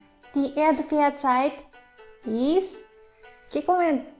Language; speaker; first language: German; non-native, fluent; Japanese